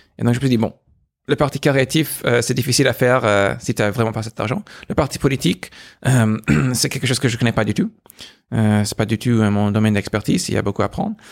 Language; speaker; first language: French; non-native, fluent; English